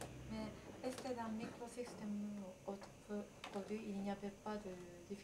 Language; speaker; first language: French; non-native, learner; Japanese